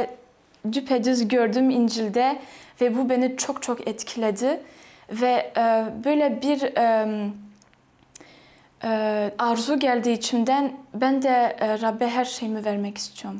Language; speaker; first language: Turkish; non-native, fluent; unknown